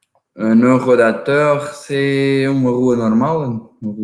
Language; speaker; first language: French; non-native, learner; Portuguese